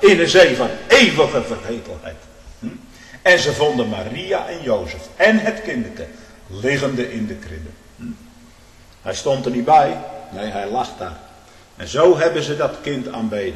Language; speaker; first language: Dutch; native; Dutch